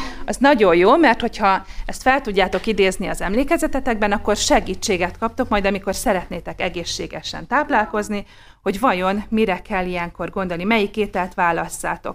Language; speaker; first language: Hungarian; native; Hungarian